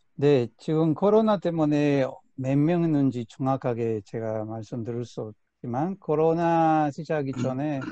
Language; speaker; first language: Korean; non-native, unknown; Spanish